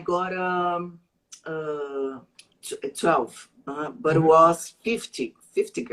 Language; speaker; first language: English; non-native, learner; Portuguese